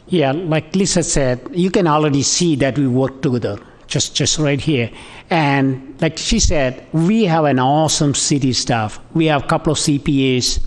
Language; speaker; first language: English; non-native, local second language; Tamil